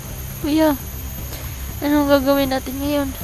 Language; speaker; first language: Filipino; non-native, local second language; Cebuano